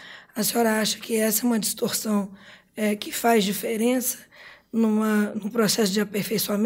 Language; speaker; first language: Portuguese; native; Portuguese